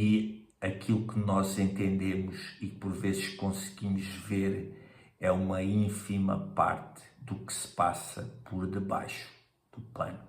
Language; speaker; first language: Portuguese; native; Portuguese